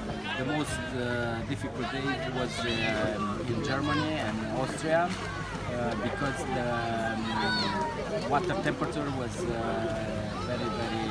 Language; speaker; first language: English; non-native, learner; Romanian